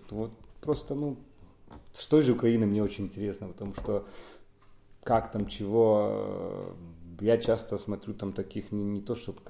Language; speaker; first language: Russian; non-native, local second language; Polish